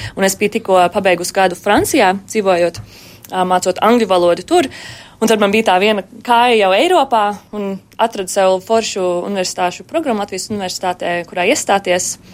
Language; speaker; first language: Latvian; early bilingual, heritage; Latvian